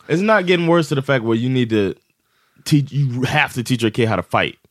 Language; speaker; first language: English; native; English